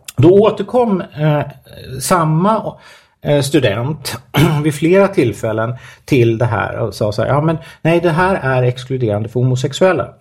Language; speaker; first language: Swedish; native; Swedish